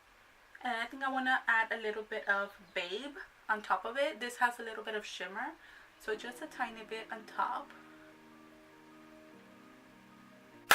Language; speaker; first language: English; native; English